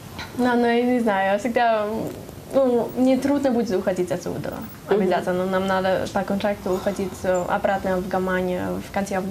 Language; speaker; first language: Russian; non-native, learner; German